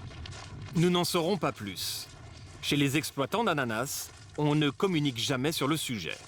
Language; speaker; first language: French; native; French